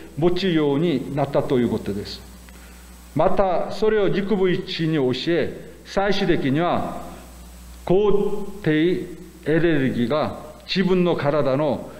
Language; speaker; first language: Japanese; non-native, fluent; Korean